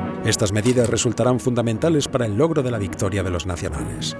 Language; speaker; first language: Spanish; native; Spanish